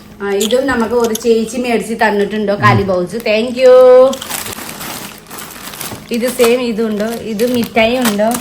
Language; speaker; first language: Malayalam; non-native, fluent; Nepali